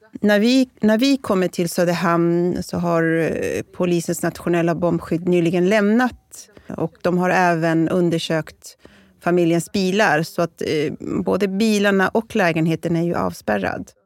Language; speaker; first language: Swedish; native; Swedish